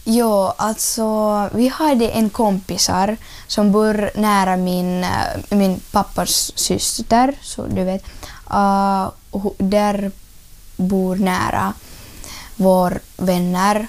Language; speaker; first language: Swedish; early bilingual, other home language; Russian